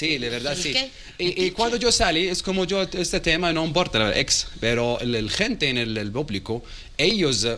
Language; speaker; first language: Spanish; non-native, learner; Arabic